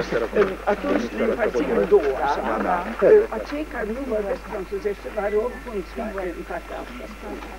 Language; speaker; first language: Romanian; early bilingual, heritage; French